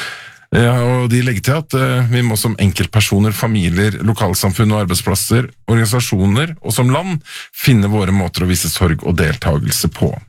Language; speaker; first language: Norwegian; native; Norwegian